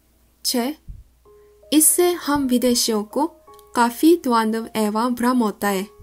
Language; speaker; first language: Hindi; non-native, learner; Korean